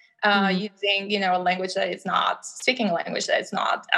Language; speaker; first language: English; non-native, fluent; Albanian